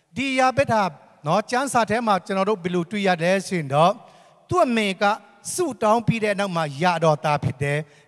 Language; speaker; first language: Burmese; non-native, local second language; Tedim Chin